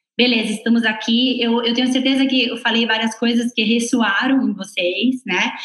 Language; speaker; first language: Portuguese; non-native, fluent; Italian